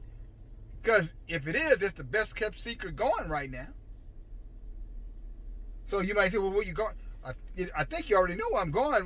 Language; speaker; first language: English; native; English